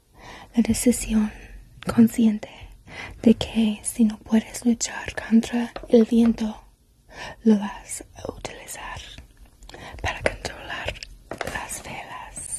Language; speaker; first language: Spanish; non-native, learner; English